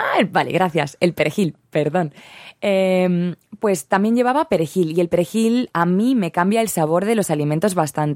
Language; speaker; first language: Spanish; native; Spanish